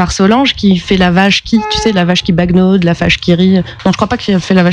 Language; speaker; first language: French; native; French